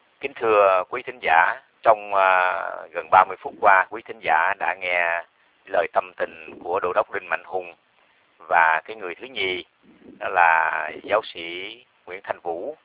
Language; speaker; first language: Vietnamese; native; Vietnamese